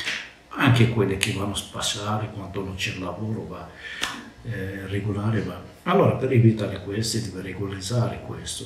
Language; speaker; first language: Italian; non-native, learner; Arabic